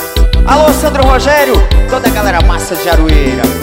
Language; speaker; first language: Portuguese; native; Portuguese